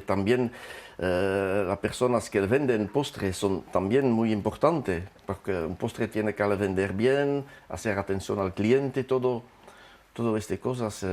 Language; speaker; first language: Spanish; non-native, fluent; French